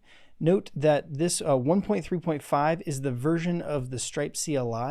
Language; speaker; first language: English; native; English